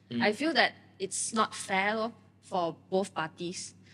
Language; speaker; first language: English; non-native, local second language; Chinese